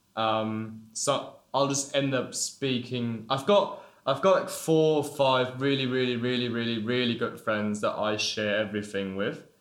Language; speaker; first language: English; non-native, fluent; German